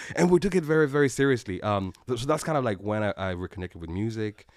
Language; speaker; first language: English; non-native, local second language; Kinyarwanda